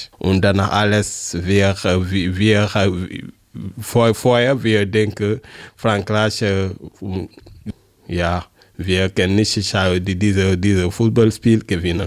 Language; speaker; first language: German; non-native, learner; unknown